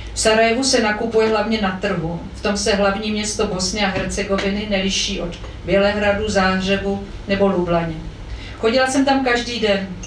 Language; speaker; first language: Czech; native; Czech